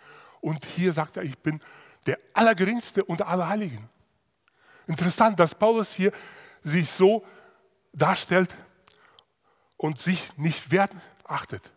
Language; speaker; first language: German; non-native, fluent; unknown